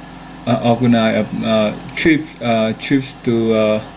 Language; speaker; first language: English; non-native, learner; Vietnamese